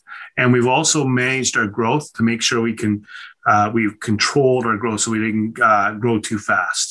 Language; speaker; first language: English; native; English